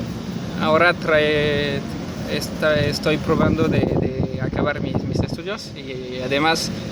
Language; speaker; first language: Spanish; non-native, learner; French